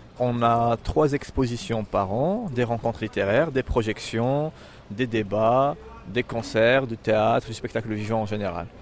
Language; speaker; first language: French; non-native, local second language; Arabic